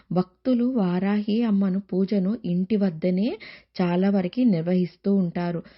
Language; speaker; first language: Telugu; native; Telugu